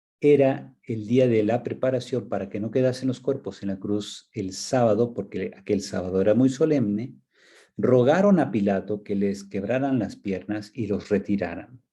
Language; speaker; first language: Spanish; native; Spanish